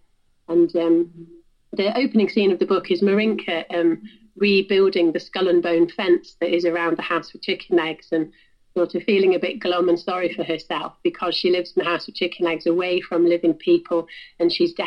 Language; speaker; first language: English; native; English